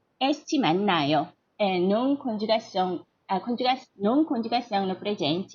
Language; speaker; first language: Portuguese; non-native, learner; Korean